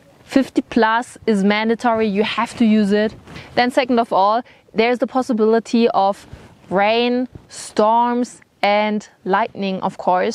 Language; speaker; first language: English; non-native, fluent; German